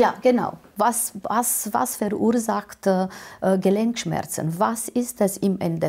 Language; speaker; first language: German; non-native, fluent; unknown